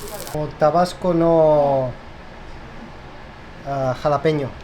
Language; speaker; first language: Japanese; non-native, learner; Spanish